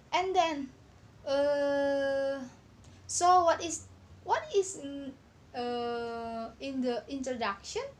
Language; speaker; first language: English; non-native, learner; Indonesian